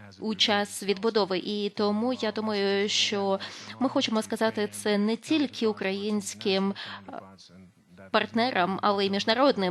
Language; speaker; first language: Ukrainian; non-native, fluent; Lithuanian